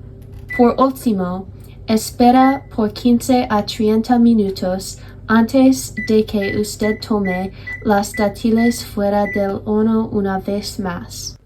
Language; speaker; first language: Spanish; non-native, learner; English